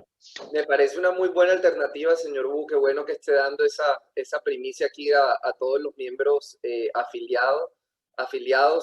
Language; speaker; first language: Spanish; native; Spanish